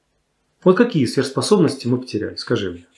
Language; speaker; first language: Russian; native; Russian